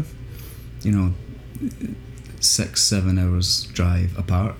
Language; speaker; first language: English; native; English